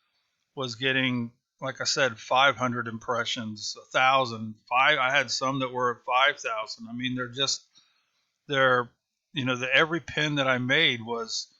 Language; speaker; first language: English; native; English